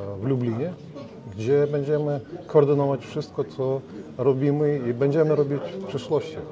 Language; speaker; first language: Polish; non-native, learner; Ukrainian